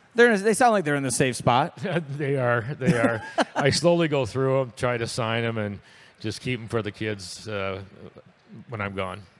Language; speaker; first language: English; native; English